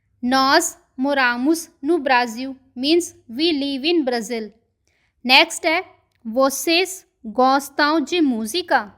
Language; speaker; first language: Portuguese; non-native, fluent; Hindi